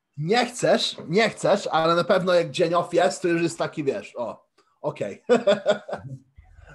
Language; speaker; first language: Polish; early bilingual, heritage; Polish